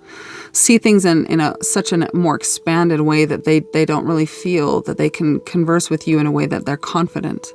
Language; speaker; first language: English; native; English